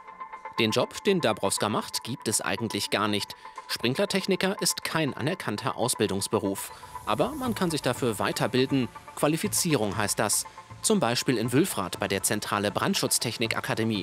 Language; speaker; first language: German; native; German